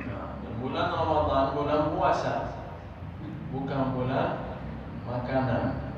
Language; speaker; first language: Indonesian; non-native, fluent; Arabic